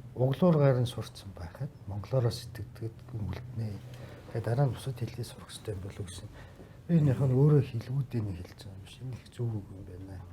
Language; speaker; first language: Mongolian; native; Mongolian